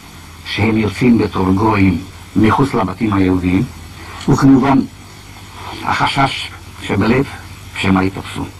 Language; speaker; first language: Hebrew; non-native, fluent; Hungarian